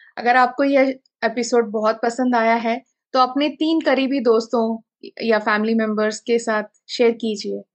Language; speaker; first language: Hindi; non-native, local second language; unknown